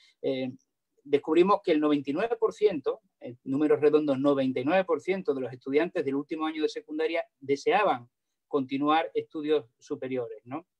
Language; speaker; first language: Spanish; native; Spanish